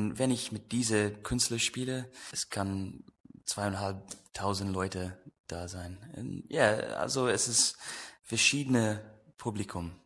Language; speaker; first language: German; non-native, learner; English